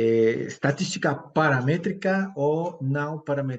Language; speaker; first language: Portuguese; non-native, fluent; Spanish